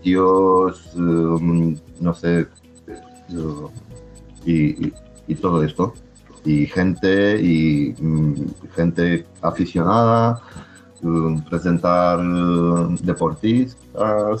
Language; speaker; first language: Spanish; non-native, fluent; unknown